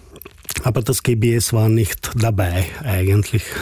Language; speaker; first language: German; non-native, learner; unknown